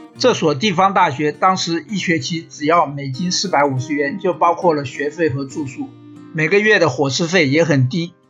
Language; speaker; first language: Chinese; native; Chinese